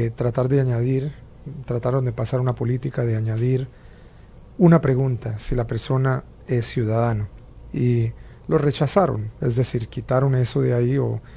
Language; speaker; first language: Spanish; native; Spanish